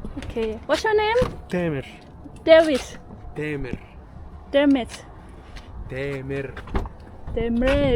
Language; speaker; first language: English; non-native, learner; Thai